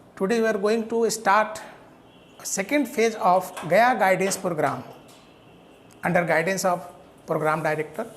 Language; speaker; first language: English; non-native, local second language; Hindi